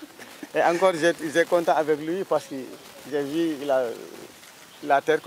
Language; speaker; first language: French; non-native, local second language; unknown